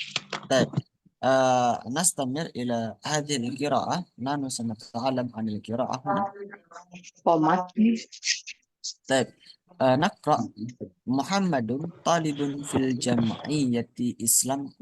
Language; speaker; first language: Arabic; non-native, fluent; Indonesian